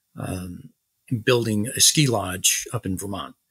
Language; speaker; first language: English; native; English